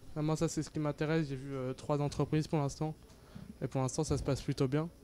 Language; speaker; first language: French; native; French